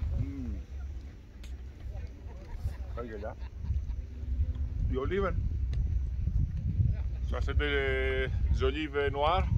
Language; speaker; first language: French; non-native, fluent; Greek